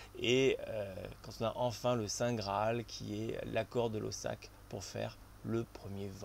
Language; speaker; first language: French; native; French